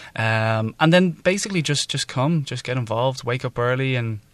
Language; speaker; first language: English; native; English